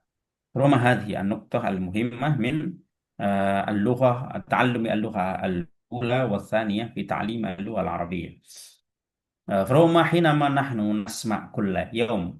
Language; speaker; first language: Arabic; non-native, fluent; Indonesian